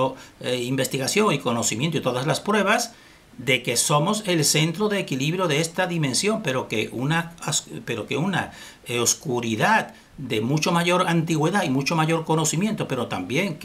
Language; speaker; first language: Spanish; native; Spanish